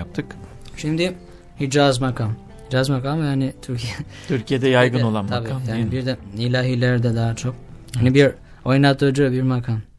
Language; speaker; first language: Turkish; non-native, learner; Albanian